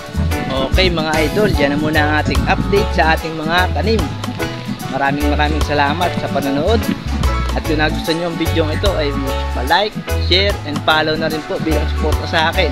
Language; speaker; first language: Filipino; native; Filipino